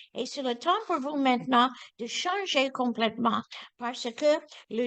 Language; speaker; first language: French; non-native, learner; English